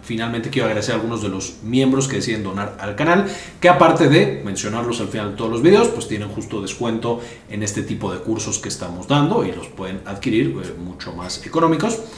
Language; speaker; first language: Spanish; native; Spanish